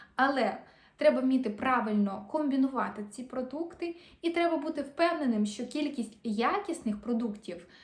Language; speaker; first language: Ukrainian; non-native, local second language; Russian